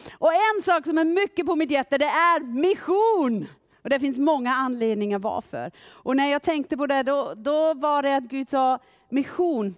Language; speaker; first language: Swedish; non-native, fluent; German